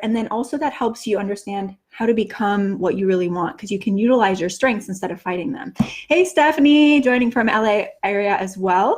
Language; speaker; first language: English; native; English